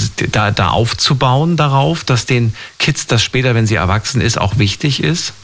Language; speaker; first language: German; native; German